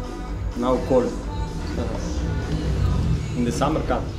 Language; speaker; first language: English; non-native, learner; Greek